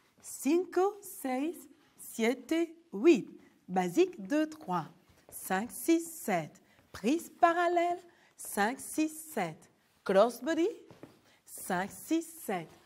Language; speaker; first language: French; native; French